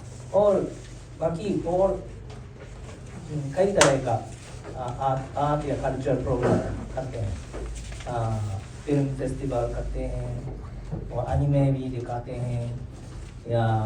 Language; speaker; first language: Hindi; non-native, fluent; Japanese